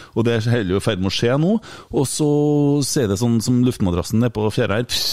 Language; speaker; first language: Norwegian; native; Norwegian